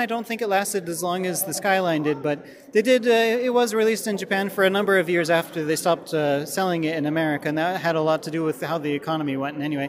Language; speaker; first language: English; native; English